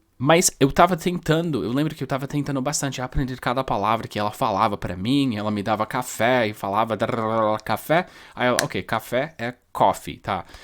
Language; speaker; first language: Portuguese; non-native, fluent; English